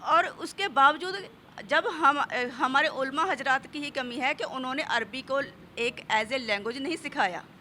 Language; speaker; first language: Hindi; non-native, local second language; Punjabi